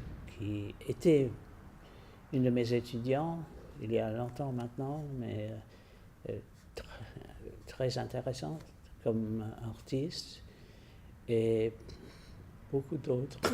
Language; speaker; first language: French; non-native, fluent; English